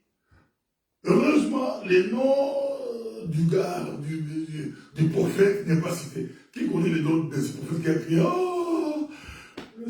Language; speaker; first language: French; non-native, local second language; Lingala